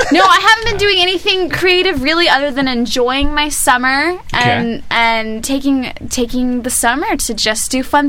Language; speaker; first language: English; native; English